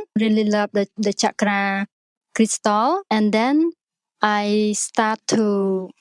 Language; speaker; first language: English; non-native, learner; Khmer